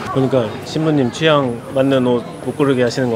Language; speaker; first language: Korean; native; Korean